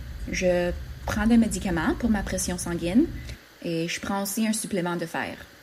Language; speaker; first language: French; non-native, fluent; English